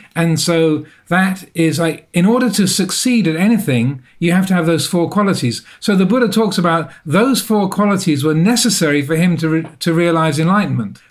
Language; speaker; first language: English; native; English